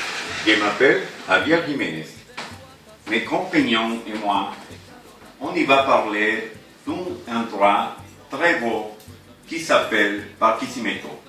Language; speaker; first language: French; non-native, learner; Spanish